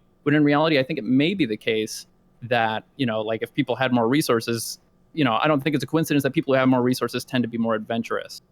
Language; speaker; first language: English; native; English